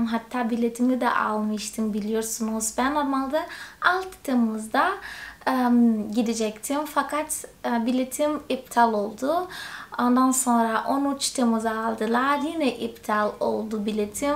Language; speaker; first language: Turkish; non-native, fluent; Portuguese